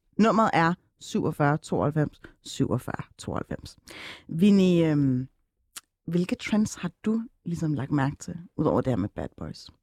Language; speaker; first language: Danish; early bilingual, other home language; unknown